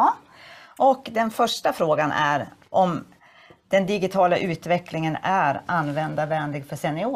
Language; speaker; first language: Swedish; native; Swedish